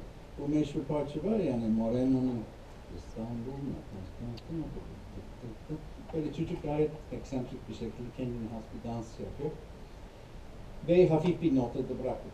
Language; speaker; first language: Turkish; non-native, fluent; English